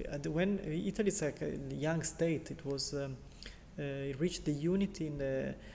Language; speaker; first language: English; non-native, fluent; Italian